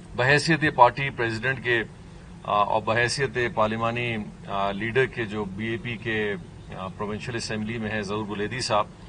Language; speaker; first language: Urdu; non-native, local second language; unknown